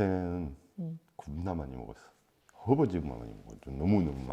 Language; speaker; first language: Korean; non-native, fluent; French